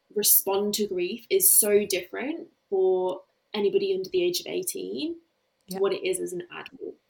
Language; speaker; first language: English; native; English